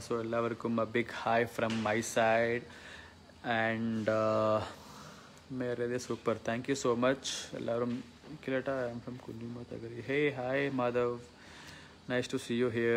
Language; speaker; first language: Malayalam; early bilingual, heritage; Malayalam